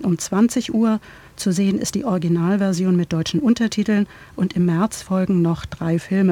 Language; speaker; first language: German; native; German